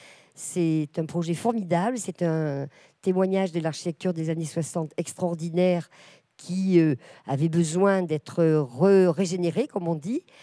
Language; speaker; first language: French; native; French